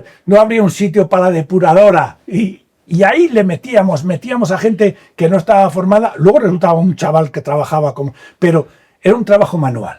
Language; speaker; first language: Spanish; native; Spanish